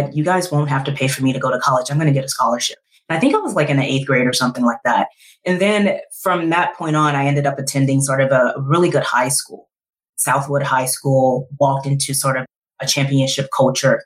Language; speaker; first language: English; native; English